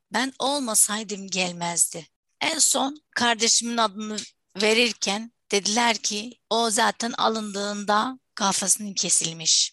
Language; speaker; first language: Turkish; non-native, fluent; Arabic